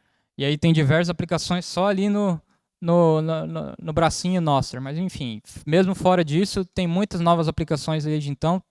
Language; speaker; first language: Portuguese; native; Portuguese